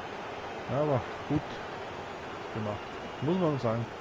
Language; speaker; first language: German; native; German